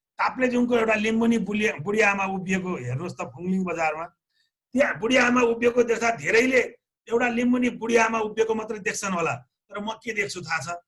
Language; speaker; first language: Nepali; native; Nepali